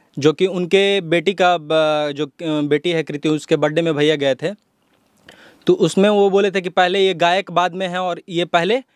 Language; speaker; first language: Hindi; native; Hindi